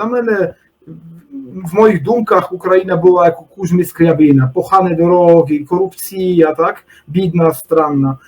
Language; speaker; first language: Polish; non-native, learner; Ukrainian